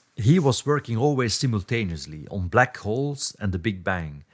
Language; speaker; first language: English; non-native, fluent; Dutch